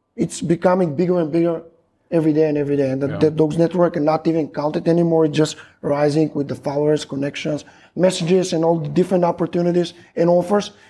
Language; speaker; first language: English; non-native, fluent; Macedonian